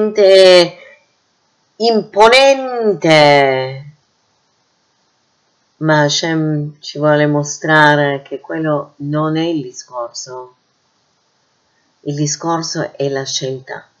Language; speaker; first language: Italian; non-native, fluent; English